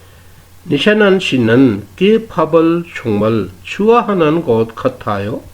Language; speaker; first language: Korean; non-native, fluent; Urdu